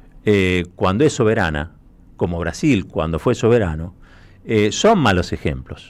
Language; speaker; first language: Spanish; native; Spanish